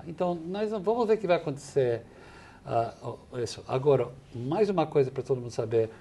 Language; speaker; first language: Portuguese; non-native, fluent; English